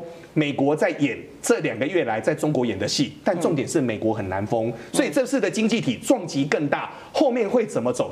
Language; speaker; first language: Chinese; native; Chinese